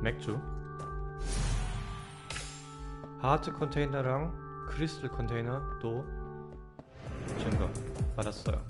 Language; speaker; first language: Korean; non-native, fluent; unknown